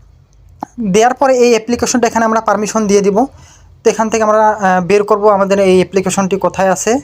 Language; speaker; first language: Bangla; native; Bangla